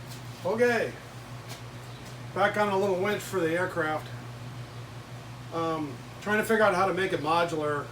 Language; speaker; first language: English; native; English